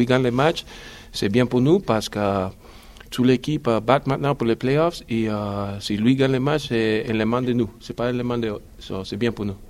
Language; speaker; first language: French; non-native, learner; English